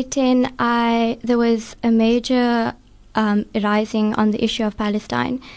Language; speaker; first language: English; native; English